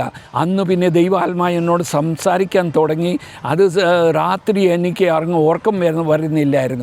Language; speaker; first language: Malayalam; early bilingual, heritage; Malayalam